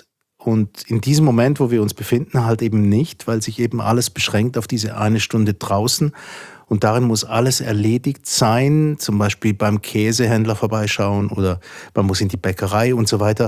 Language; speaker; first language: German; native; German